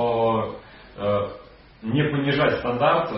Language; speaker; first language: Russian; native; Russian